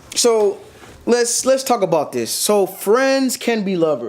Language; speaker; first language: English; native; English